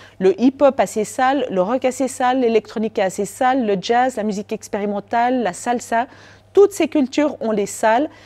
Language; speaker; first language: French; native; French